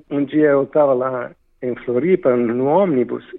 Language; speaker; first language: Portuguese; non-native, fluent; French